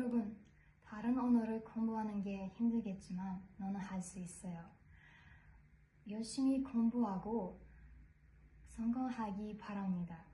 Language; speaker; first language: Korean; non-native, fluent; Kazakh